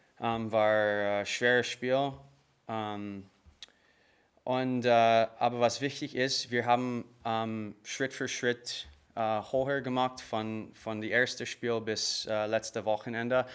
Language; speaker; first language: German; non-native, learner; English